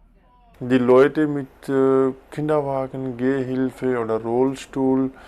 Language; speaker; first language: German; non-native, fluent; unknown